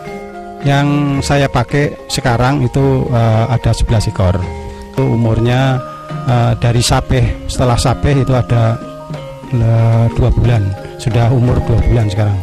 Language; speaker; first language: Indonesian; non-native, local second language; Javanese